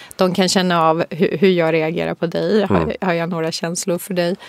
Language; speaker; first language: Swedish; native; Swedish